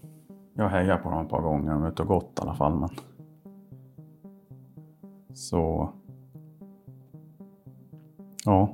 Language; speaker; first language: Swedish; native; Swedish